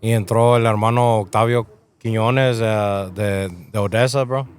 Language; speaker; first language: Spanish; early bilingual, heritage; Spanish